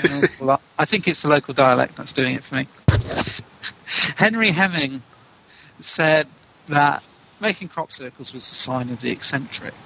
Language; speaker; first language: English; native; English